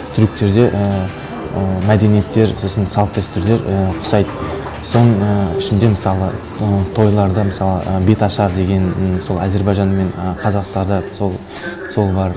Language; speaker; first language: Kazakh; non-native, local second language; Azerbaijani